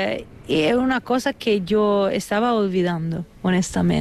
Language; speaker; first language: Spanish; non-native, fluent; Italian